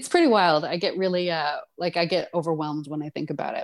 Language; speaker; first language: English; native; English